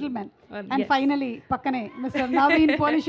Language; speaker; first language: Telugu; native; Telugu